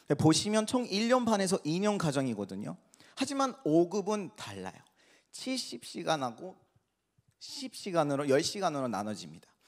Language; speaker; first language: Korean; non-native, fluent; Persian